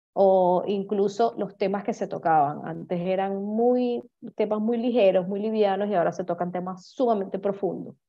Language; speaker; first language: Spanish; native; Spanish